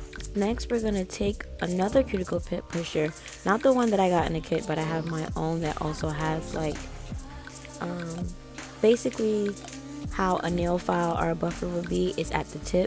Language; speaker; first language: English; native; English